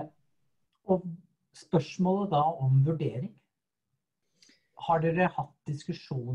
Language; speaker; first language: Norwegian; native; Norwegian